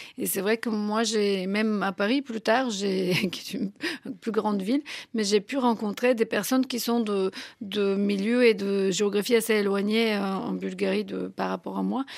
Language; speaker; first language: French; non-native, fluent; Bulgarian